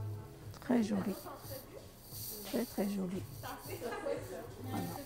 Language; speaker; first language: French; non-native, local second language; Arabic